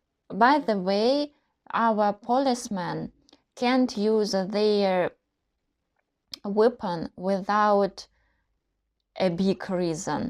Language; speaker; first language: English; non-native, learner; Russian